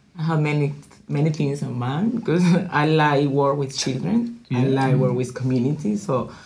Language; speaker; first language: English; non-native, learner; Spanish